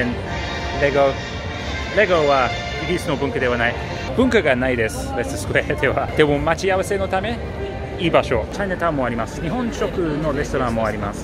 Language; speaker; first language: Japanese; non-native, fluent; English